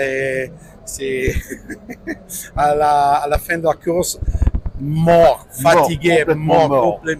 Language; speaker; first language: French; non-native, learner; Italian